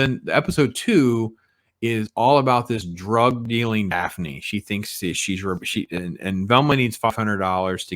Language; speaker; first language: English; native; English